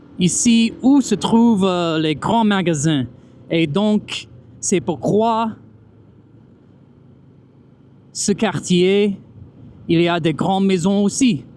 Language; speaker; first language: French; non-native, fluent; English